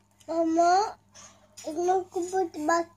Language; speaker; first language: Dutch; early bilingual, other home language; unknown